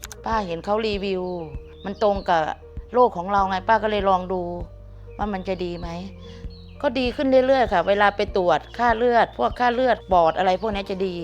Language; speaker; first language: Thai; native; Thai